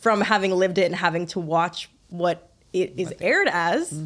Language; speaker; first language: English; native; English